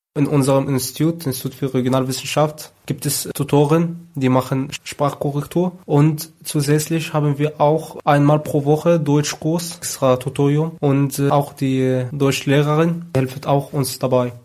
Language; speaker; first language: German; non-native, fluent; Arabic